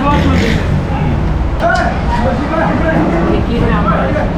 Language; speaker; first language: Hindi; non-native, learner; Turkish